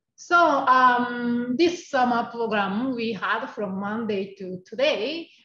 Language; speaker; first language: English; non-native, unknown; Japanese